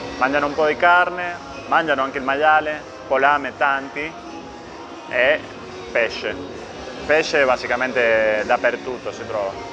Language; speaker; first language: Italian; non-native, fluent; Spanish